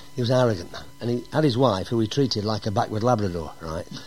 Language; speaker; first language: English; native; English